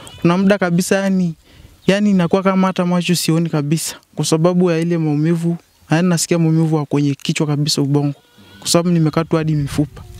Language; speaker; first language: Swahili; non-native, local second language; Masai